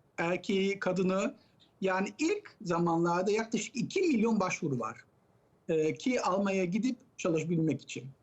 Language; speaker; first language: Turkish; early bilingual, heritage; Turkish